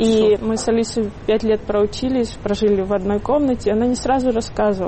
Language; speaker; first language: Russian; native; Russian